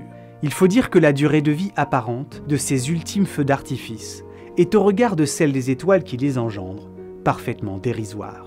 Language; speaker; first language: French; native; French